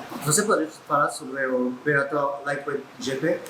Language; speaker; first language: Portuguese; non-native, learner; French